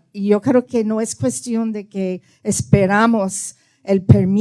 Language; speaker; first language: Spanish; early bilingual, heritage; Spanish